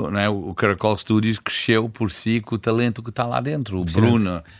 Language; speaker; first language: Portuguese; early bilingual, heritage; Portuguese